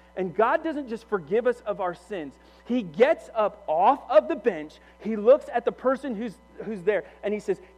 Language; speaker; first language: English; native; English